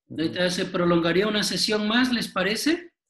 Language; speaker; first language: Spanish; native; Spanish